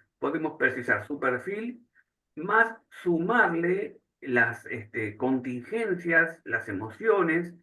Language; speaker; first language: Spanish; native; Spanish